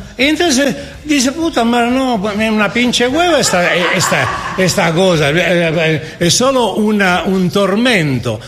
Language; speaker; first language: Spanish; non-native, fluent; Italian